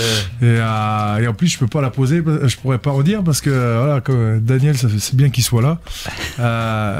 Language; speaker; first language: French; native; French